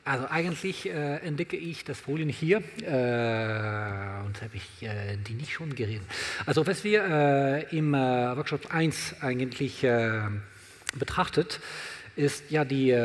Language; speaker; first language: German; non-native, learner; French